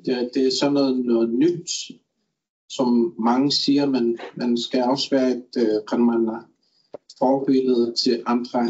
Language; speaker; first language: Danish; non-native, local second language; Kalaallisut